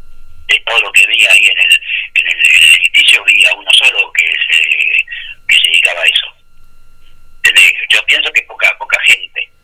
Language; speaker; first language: Spanish; native; Spanish